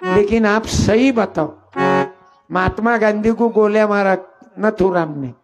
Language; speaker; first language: Hindi; non-native, local second language; Marathi